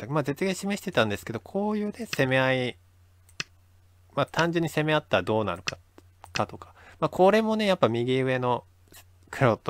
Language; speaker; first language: Japanese; native; Japanese